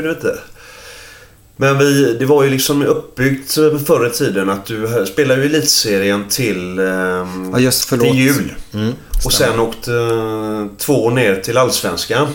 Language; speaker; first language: Swedish; native; Swedish